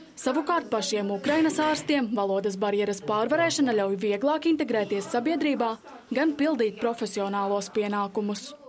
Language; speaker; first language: Latvian; native; Latvian